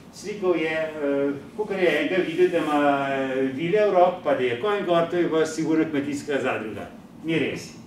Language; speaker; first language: Slovenian; native; Slovenian